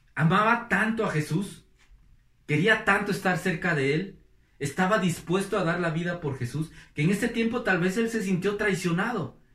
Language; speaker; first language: Spanish; native; Spanish